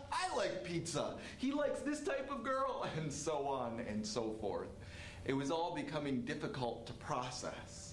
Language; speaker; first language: English; native; English